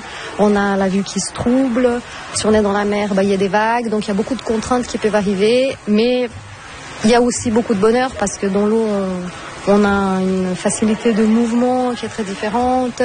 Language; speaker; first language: French; non-native, fluent; Portuguese